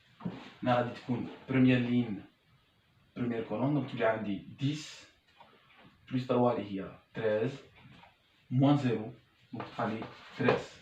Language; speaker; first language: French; non-native, local second language; Arabic